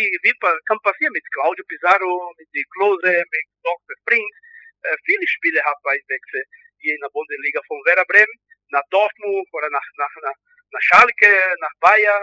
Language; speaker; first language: German; non-native, learner; Portuguese